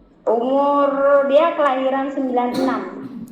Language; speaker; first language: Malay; non-native, local second language; Javanese